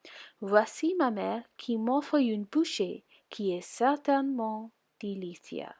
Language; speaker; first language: French; non-native, learner; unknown